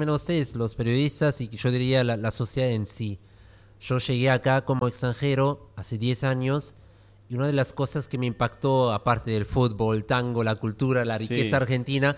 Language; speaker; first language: Spanish; non-native, fluent; German